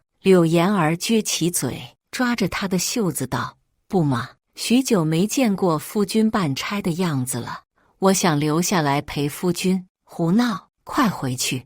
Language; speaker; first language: Chinese; native; Chinese